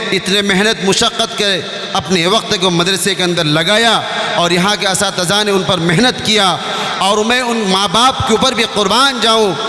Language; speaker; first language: Urdu; non-native, local second language; Bangla